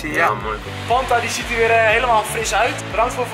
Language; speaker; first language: Dutch; native; Dutch